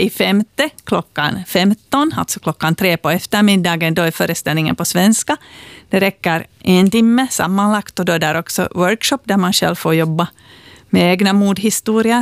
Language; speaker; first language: Swedish; native; Swedish